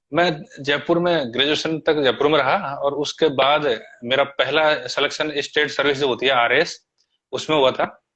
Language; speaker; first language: Hindi; native; Hindi